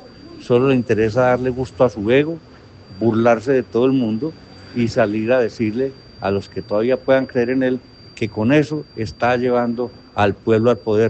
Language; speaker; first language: Spanish; native; Spanish